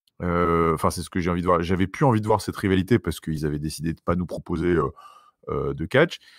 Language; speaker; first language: French; native; French